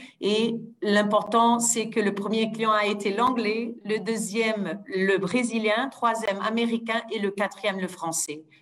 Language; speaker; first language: French; non-native, fluent; Portuguese